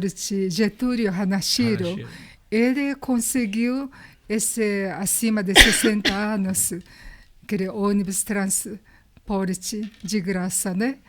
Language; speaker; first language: Portuguese; non-native, learner; Japanese